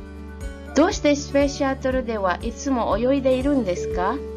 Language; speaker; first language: Japanese; non-native, fluent; Indonesian